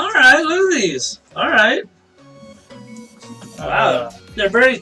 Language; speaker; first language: English; native; English